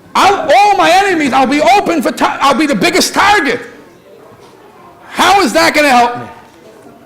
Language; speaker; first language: English; native; English